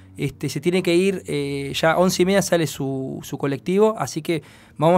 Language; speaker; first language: Spanish; native; Spanish